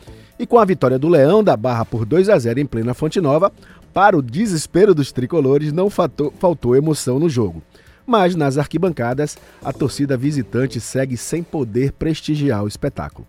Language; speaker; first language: Portuguese; native; Portuguese